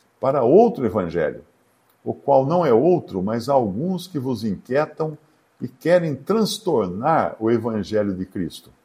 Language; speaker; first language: Portuguese; native; Portuguese